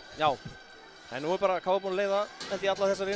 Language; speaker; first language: Icelandic; native; Icelandic